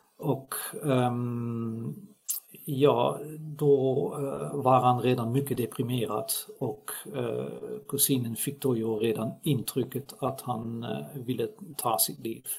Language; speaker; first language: Swedish; non-native, fluent; Dutch